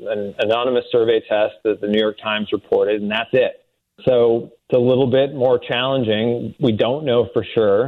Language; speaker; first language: English; native; English